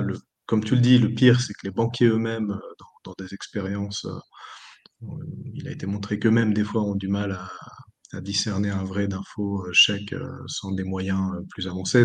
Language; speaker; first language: French; native; French